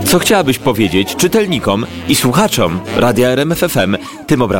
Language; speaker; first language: Polish; native; Polish